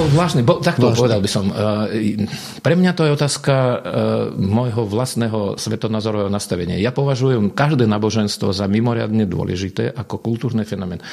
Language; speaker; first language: Slovak; non-native, fluent; Russian